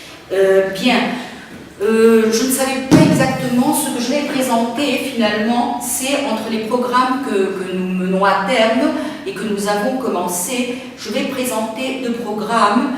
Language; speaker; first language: French; non-native, fluent; Spanish